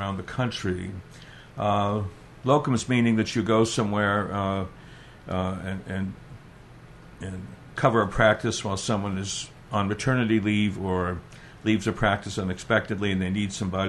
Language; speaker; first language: English; native; English